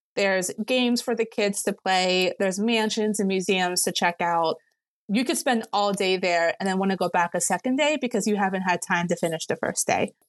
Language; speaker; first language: English; native; English